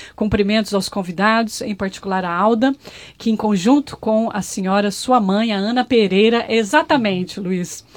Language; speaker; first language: Portuguese; native; Portuguese